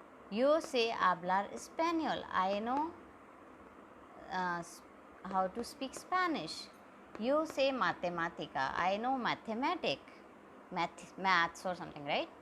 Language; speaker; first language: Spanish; non-native, fluent; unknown